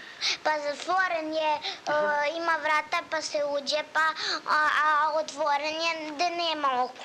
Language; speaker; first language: Serbian; native; Serbian